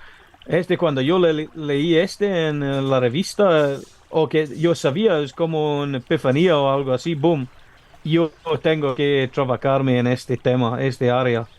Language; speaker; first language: Spanish; non-native, learner; English